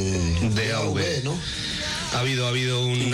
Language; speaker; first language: Spanish; native; Spanish